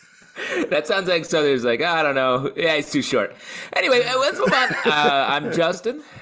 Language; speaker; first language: English; native; English